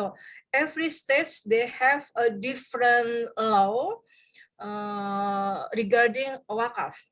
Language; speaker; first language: English; non-native, fluent; Indonesian